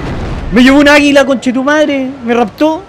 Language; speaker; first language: Spanish; native; Spanish